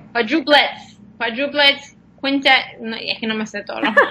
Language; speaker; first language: Spanish; non-native, fluent; English